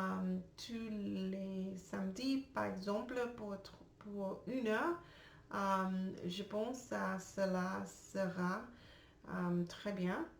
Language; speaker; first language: French; non-native, learner; English